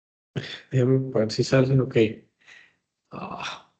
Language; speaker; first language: Spanish; native; Spanish